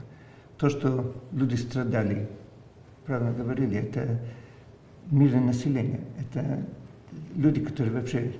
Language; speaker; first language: Russian; non-native, fluent; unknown